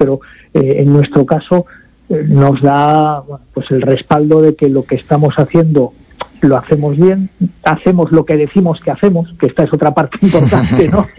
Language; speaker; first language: Spanish; native; Spanish